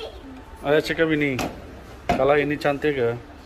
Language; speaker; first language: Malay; non-native, learner; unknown